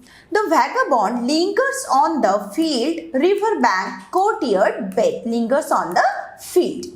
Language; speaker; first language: English; non-native, local second language; Bangla